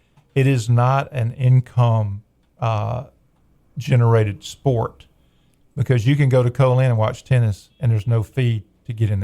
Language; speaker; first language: English; native; English